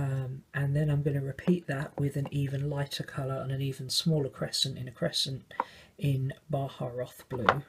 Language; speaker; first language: English; native; English